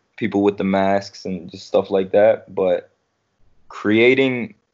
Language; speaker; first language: English; native; English